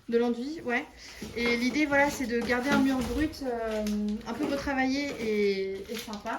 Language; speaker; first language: French; native; French